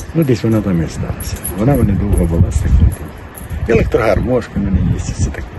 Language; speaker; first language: Ukrainian; native; Ukrainian